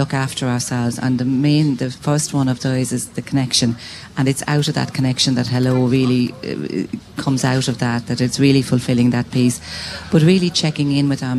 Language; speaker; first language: English; native; English